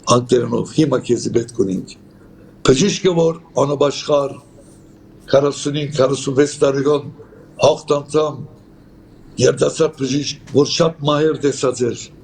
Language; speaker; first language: Armenian; native; Armenian